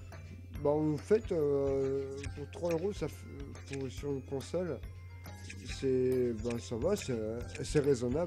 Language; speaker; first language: French; native; French